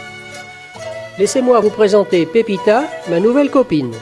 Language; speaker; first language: French; native; French